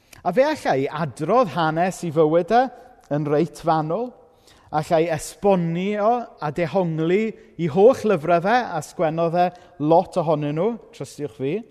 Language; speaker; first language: Welsh; native; Welsh